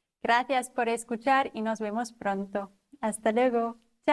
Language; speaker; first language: Spanish; non-native, fluent; German